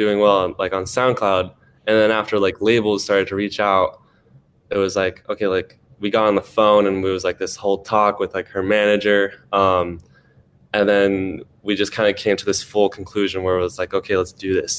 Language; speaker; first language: English; native; English